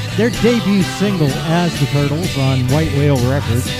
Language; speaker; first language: English; native; English